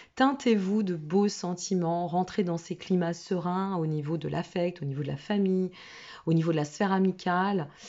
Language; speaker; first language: French; native; French